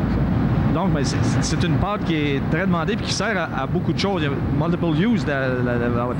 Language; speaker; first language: French; native; French